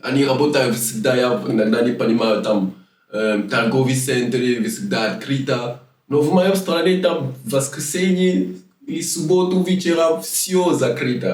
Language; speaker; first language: Russian; non-native, learner; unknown